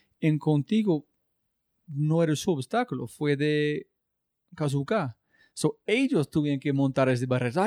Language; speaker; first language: Spanish; non-native, learner; English